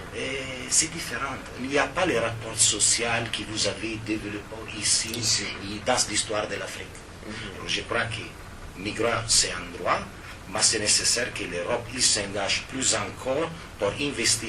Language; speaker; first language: French; non-native, fluent; Italian